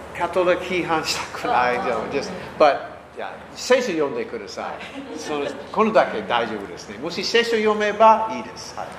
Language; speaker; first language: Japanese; non-native, learner; English